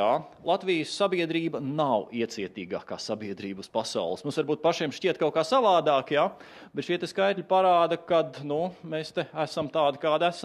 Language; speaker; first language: Latvian; native; Latvian